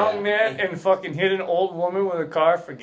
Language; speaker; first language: English; native; English